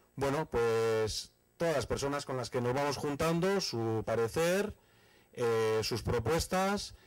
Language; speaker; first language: Spanish; native; Spanish